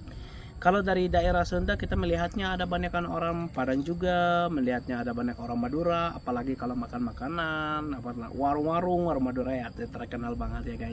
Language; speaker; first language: Indonesian; non-native, fluent; Arabic